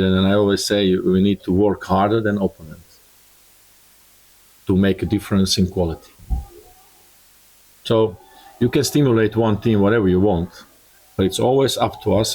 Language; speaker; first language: English; non-native, learner; Croatian